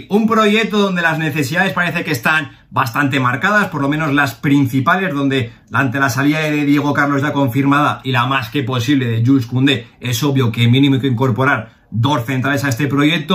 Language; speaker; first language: Spanish; native; Spanish